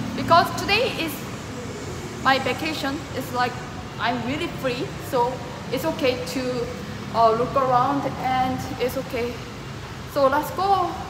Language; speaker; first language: English; non-native, learner; Korean